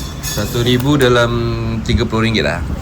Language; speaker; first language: Malay; native; Malay